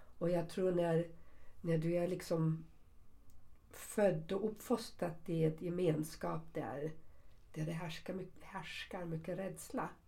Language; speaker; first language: Swedish; early bilingual, other home language; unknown